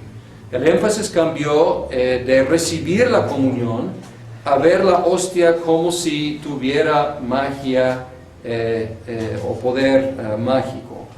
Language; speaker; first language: Spanish; non-native, fluent; English